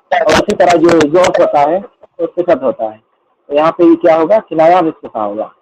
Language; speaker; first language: Urdu; non-native, local second language; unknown